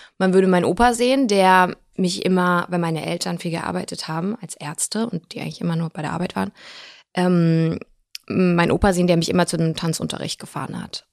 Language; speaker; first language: German; early bilingual, other home language; Russian